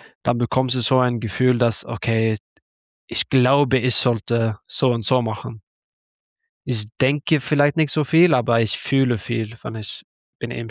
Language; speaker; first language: German; non-native, learner; Norwegian